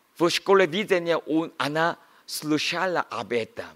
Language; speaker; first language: Russian; non-native, learner; Korean